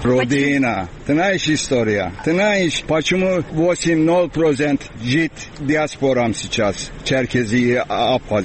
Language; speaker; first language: Russian; non-native, learner; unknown